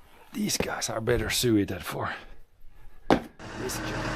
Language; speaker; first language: English; non-native, fluent; Swedish